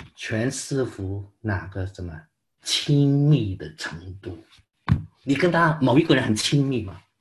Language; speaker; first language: Chinese; non-native, local second language; Cantonese